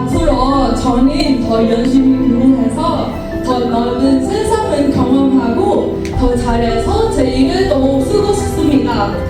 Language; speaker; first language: Korean; non-native, learner; Vietnamese